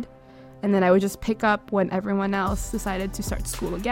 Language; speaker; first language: English; early bilingual, other home language; Hiligaynon